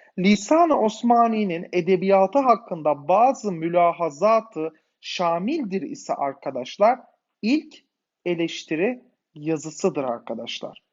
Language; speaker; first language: Turkish; native; Turkish